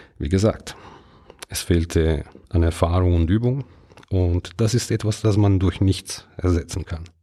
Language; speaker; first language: German; non-native, local second language; Italian